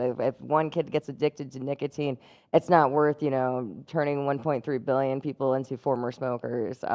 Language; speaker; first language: English; native; English